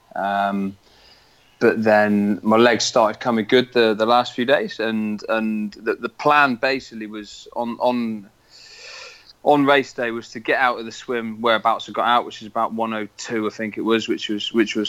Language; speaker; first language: English; native; English